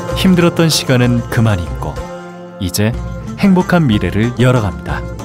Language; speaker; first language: Korean; native; Korean